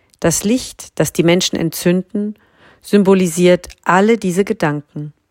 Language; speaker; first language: German; native; German